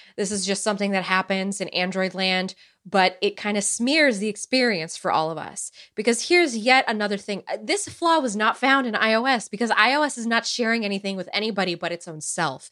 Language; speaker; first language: English; early bilingual, other home language; Romanian